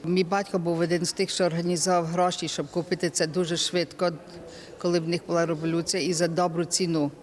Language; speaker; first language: Ukrainian; early bilingual, heritage; Ukrainian